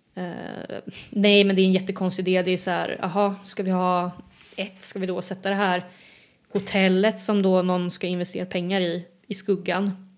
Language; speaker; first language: Swedish; native; Swedish